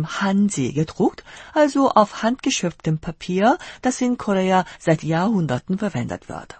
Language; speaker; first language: German; non-native, fluent; Korean